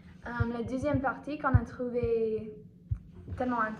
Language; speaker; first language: French; non-native, fluent; English